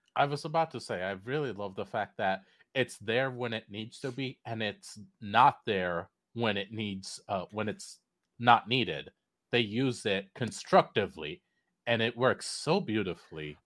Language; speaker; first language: English; non-native, local second language; Sinhala